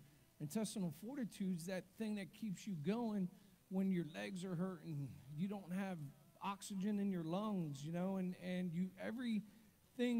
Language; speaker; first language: English; native; English